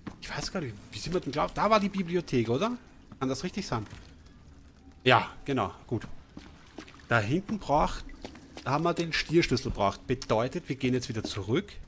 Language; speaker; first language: German; native; German